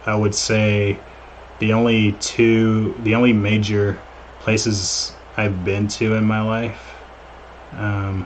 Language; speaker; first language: English; native; English